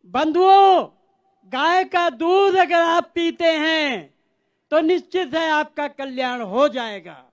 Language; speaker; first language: Hindi; non-native, local second language; Telugu